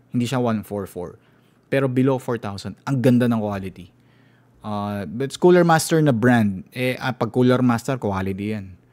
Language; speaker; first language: Filipino; non-native, local second language; Cebuano